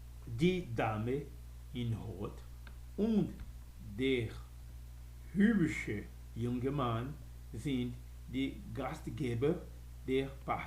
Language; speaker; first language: German; non-native, fluent; Portuguese